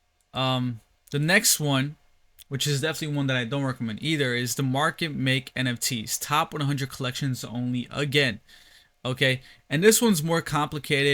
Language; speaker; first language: English; native; English